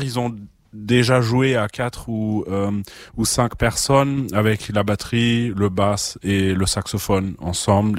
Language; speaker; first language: French; non-native, fluent; German